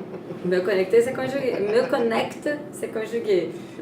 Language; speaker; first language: French; non-native, fluent; Portuguese